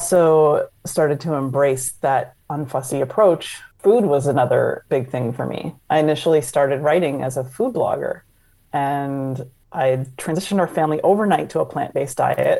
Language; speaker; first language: English; native; English